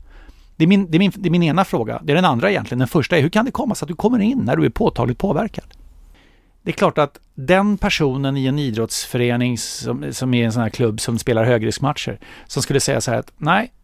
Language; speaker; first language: Swedish; native; Swedish